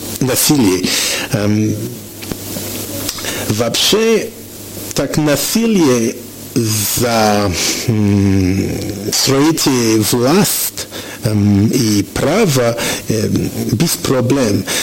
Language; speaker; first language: Russian; non-native, learner; French